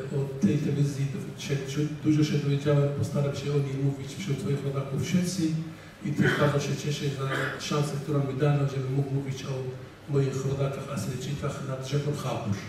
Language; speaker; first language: Polish; non-native, fluent; Assyrian Neo-Aramaic